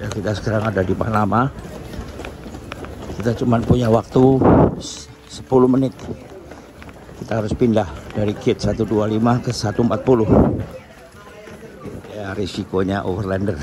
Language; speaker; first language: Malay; non-native, local second language; Javanese